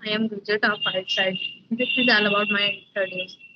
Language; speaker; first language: English; non-native, learner; Hindi